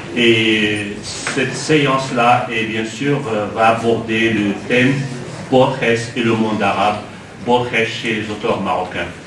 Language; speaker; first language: French; non-native, local second language; Arabic